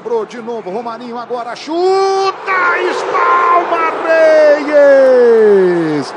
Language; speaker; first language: Portuguese; native; Portuguese